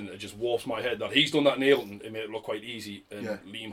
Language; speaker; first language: English; native; English